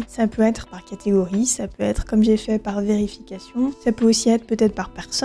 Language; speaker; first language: French; native; French